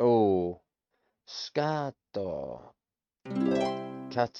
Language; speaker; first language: Japanese; non-native, learner; English